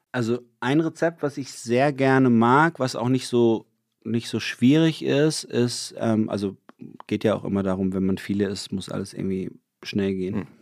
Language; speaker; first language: German; native; German